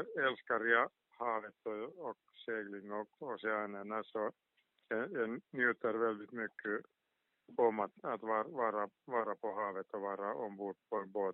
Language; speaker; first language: Swedish; non-native, local second language; Finnish